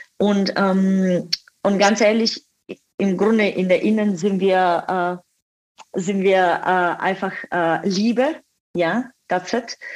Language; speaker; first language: German; non-native, fluent; Bulgarian